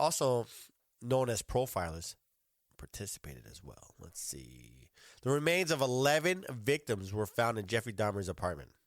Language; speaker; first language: English; native; English